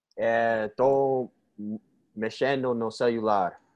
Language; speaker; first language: Portuguese; non-native, fluent; English